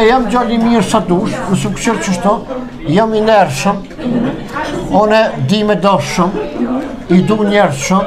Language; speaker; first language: German; non-native, learner; Albanian